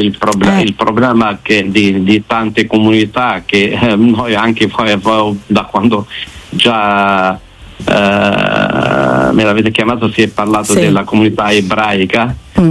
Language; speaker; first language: Italian; non-native, fluent; Arabic